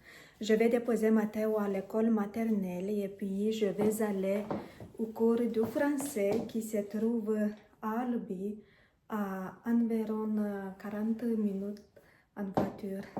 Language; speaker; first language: French; non-native, learner; Romanian